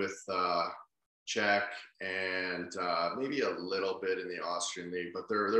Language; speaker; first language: English; native; English